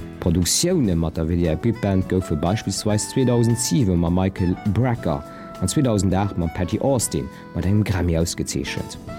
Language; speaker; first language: German; non-native, local second language; Luxembourgish